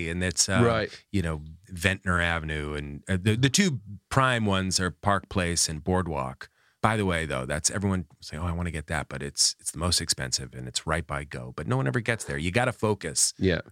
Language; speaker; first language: English; native; English